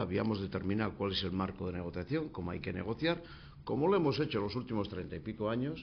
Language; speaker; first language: Spanish; native; Spanish